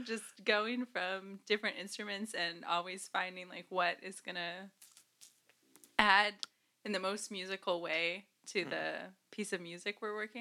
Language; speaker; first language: English; native; English